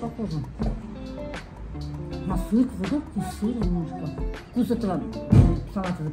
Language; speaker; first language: Russian; non-native, local second language; Kazakh